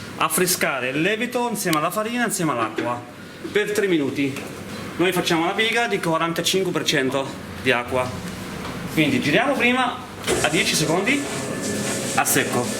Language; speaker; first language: Italian; non-native, fluent; Arabic